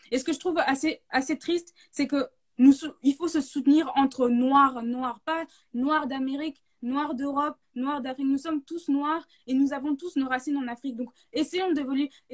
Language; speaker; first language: French; native; French